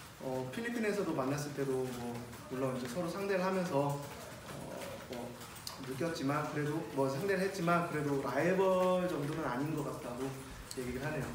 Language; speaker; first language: Korean; native; Korean